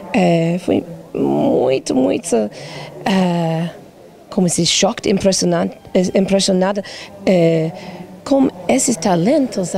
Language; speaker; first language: Portuguese; non-native, learner; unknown